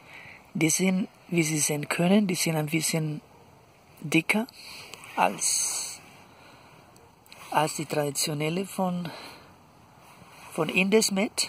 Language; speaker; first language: German; non-native, fluent; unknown